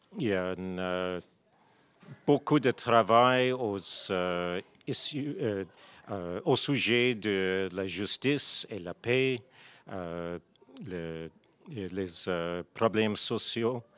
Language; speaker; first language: French; non-native, local second language; English